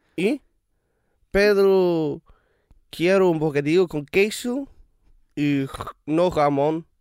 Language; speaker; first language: Spanish; non-native, learner; Swedish